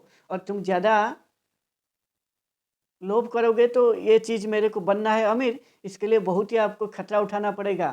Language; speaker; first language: Hindi; non-native, local second language; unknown